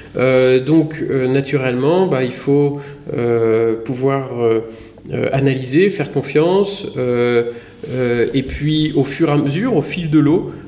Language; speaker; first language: French; native; French